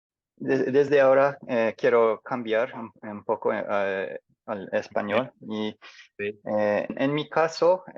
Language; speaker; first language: Spanish; non-native, fluent; English